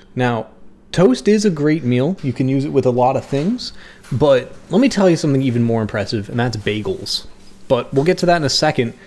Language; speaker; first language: English; native; English